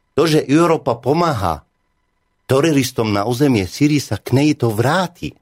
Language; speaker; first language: Slovak; non-native, fluent; Arabic